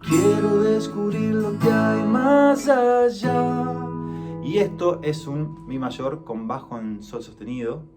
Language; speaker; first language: Spanish; native; Spanish